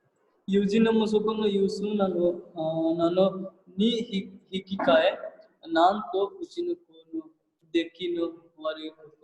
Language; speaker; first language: Japanese; non-native, fluent; Hindi